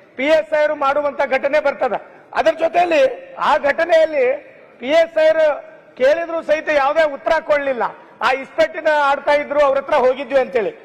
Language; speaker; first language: Kannada; non-native, local second language; Lambadi